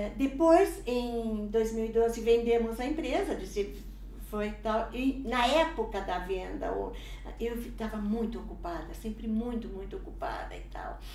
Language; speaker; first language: Portuguese; early bilingual, other home language; Italian